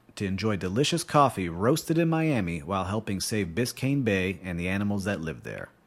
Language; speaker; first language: English; native; English